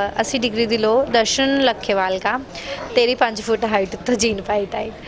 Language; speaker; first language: Hindi; native; Hindi